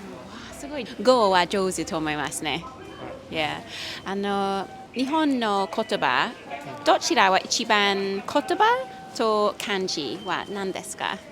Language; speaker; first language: Japanese; non-native, learner; English